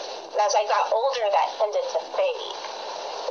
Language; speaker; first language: English; native; English